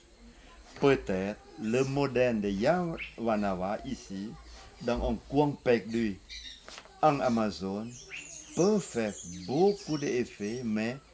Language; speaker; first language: French; non-native, fluent; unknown